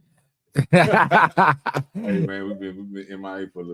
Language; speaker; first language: English; native; English